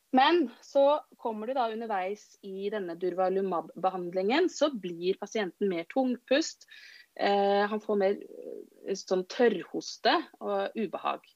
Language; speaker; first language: Norwegian; native; Norwegian